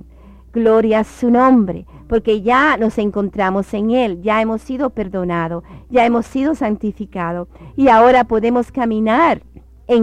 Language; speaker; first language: Spanish; native; Spanish